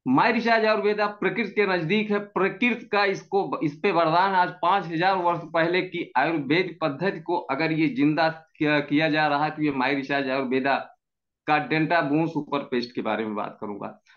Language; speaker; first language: Hindi; native; Hindi